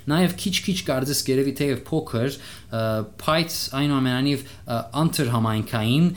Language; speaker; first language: Armenian; early bilingual, heritage; Armenian